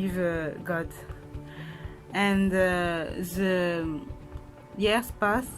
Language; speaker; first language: English; non-native, learner; French